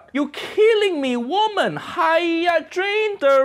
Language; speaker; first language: English; non-native, local second language; Chinese